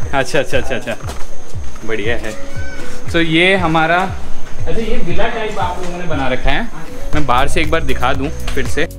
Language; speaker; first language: Hindi; native; Hindi